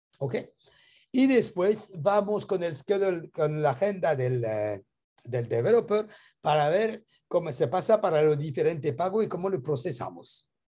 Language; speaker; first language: Spanish; non-native, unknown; French